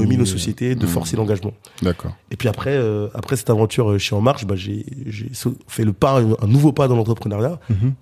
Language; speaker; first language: French; native; French